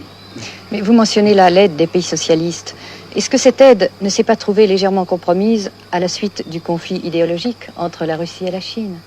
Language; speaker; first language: French; native; French